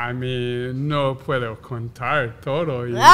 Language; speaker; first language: Spanish; non-native, learner; English